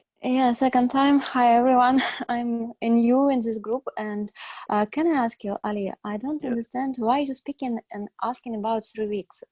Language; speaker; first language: English; non-native, learner; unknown